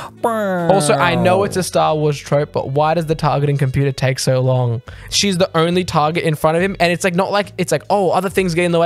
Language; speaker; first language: English; native; English